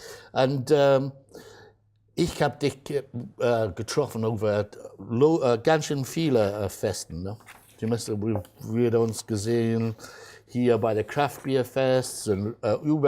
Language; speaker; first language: German; non-native, fluent; English